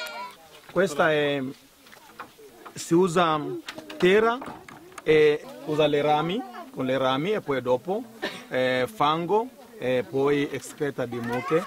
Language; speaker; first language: Italian; non-native, fluent; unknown